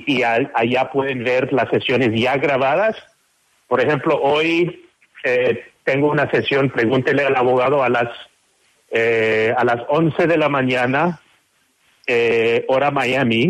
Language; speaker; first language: Spanish; non-native, fluent; English